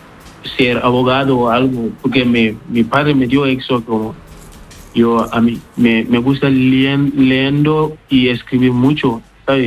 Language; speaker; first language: Spanish; non-native, learner; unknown